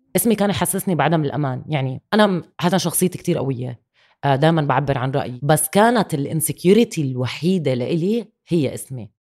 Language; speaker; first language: Arabic; native; Arabic